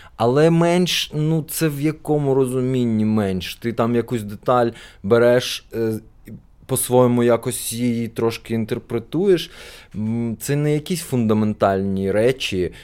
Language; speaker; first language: Ukrainian; non-native, local second language; Russian